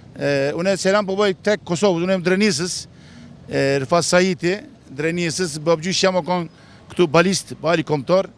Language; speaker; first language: Albanian; early bilingual, heritage; Turkish